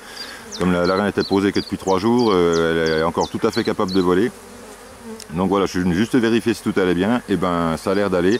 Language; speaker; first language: French; native; French